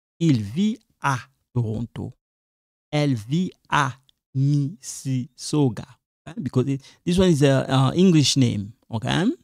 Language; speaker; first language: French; non-native, local second language; Lingala